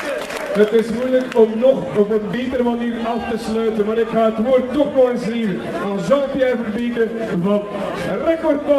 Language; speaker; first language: Dutch; native; Dutch